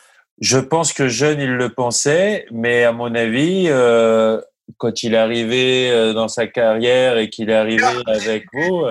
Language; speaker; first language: French; native; French